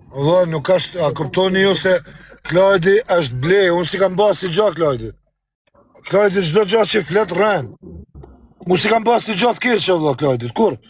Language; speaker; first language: Albanian; native; Albanian